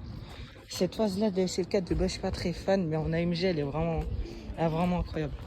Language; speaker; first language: French; native; French